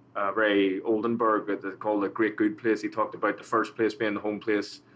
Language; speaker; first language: English; native; English